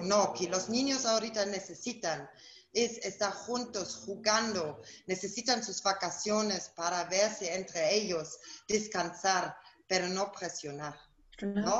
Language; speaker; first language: Spanish; non-native, fluent; German